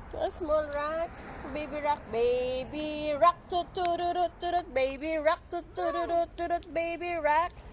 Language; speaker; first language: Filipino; native; Filipino